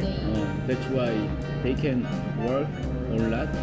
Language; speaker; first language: English; non-native, learner; Korean